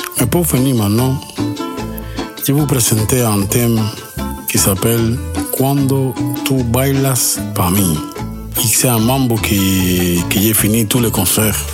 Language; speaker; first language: French; non-native, fluent; Spanish